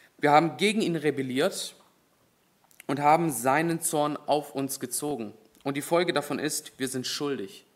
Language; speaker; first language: German; native; German